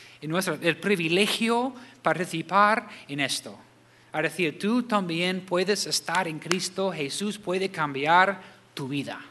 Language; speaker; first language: Spanish; non-native, fluent; English